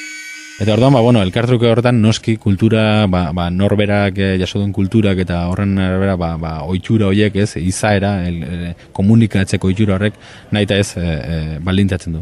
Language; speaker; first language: Basque; native; Basque